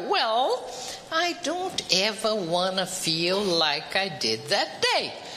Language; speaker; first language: English; non-native, fluent; Portuguese